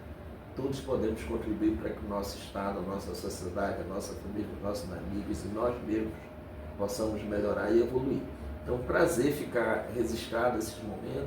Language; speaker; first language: Portuguese; native; Portuguese